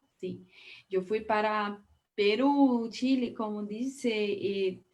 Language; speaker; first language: Spanish; non-native, learner; Portuguese